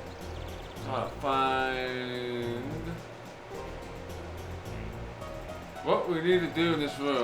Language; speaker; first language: English; native; English